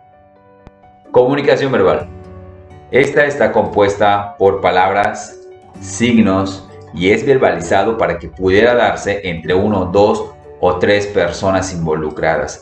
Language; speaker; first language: Spanish; native; Spanish